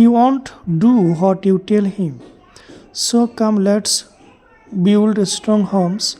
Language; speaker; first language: English; non-native, local second language; Assamese